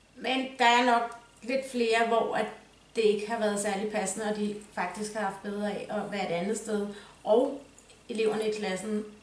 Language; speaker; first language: Danish; native; Danish